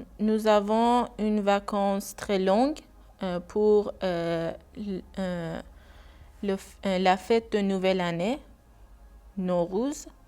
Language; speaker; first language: French; non-native, learner; Persian